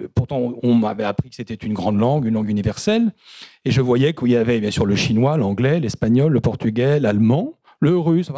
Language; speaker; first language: French; native; French